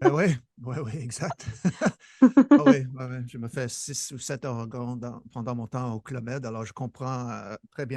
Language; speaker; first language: French; non-native, fluent; English